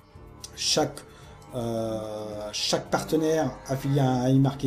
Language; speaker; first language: French; native; French